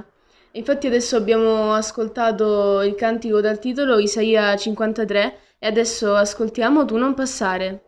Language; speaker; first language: Italian; native; Italian